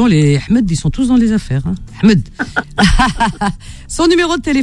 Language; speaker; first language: French; native; French